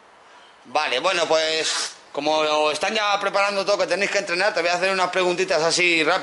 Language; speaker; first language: Spanish; native; Spanish